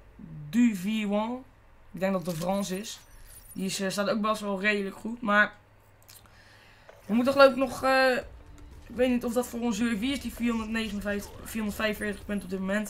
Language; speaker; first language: Dutch; native; Dutch